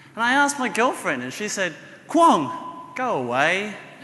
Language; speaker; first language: English; native; English